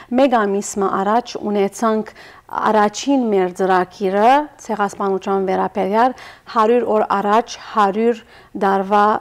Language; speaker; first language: Armenian; early bilingual, heritage; Armenian